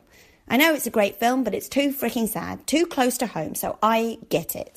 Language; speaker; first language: English; native; English